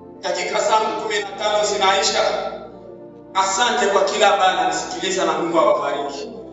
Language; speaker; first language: Swahili; native; Swahili